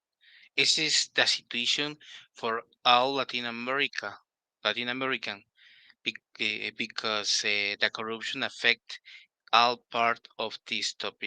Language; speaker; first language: English; non-native, learner; Spanish